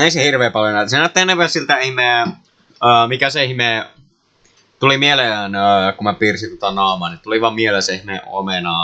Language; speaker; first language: Finnish; native; Finnish